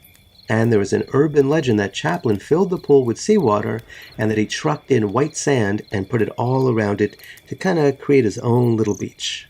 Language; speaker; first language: English; native; English